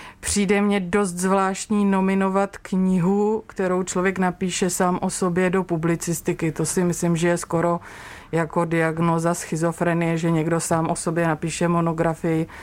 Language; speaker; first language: Czech; native; Czech